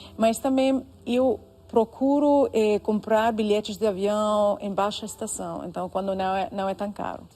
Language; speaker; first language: Portuguese; non-native, fluent; Russian